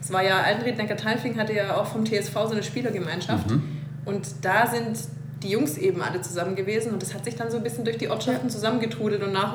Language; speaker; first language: German; native; German